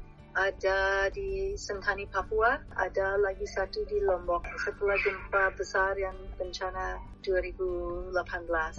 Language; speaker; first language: Indonesian; non-native, fluent; English